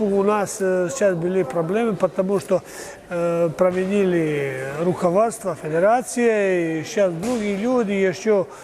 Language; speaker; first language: Russian; non-native, learner; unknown